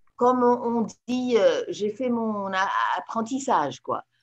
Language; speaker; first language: French; non-native, fluent; English